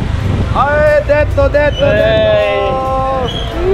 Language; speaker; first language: Japanese; non-native, learner; Indonesian